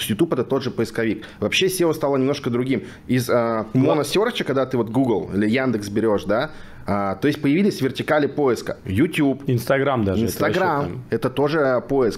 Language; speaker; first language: Russian; native; Russian